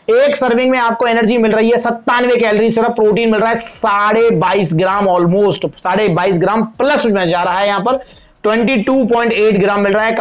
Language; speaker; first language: Hindi; native; Hindi